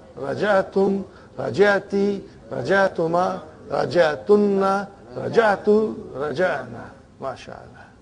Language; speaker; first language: Arabic; non-native, fluent; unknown